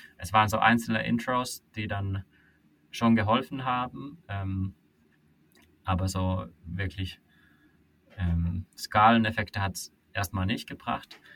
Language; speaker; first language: German; non-native, fluent; Finnish